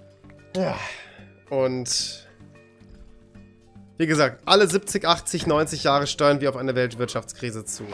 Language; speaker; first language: German; native; German